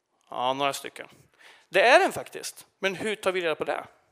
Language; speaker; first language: Swedish; native; Swedish